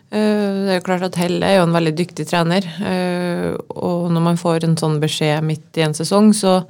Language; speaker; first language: Norwegian; native; Norwegian